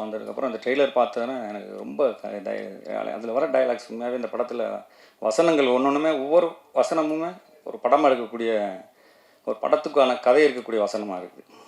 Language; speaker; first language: Tamil; native; Tamil